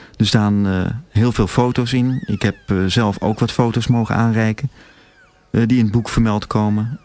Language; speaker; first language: Dutch; native; Dutch